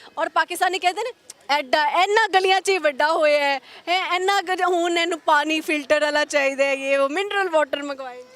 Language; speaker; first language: Urdu; native; Urdu